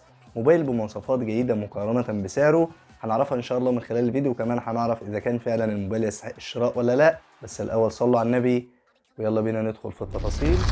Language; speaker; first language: Arabic; native; Arabic